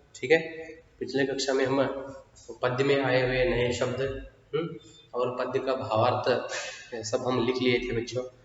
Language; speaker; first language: Hindi; non-native, local second language; Kannada